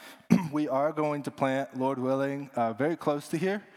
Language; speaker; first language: English; native; English